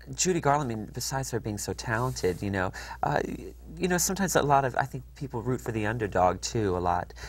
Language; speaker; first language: English; native; English